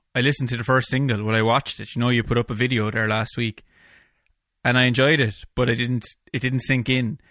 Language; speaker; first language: English; native; English